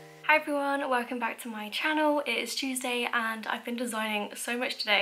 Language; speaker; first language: English; native; English